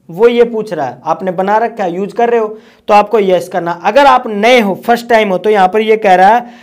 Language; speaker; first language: Hindi; native; Hindi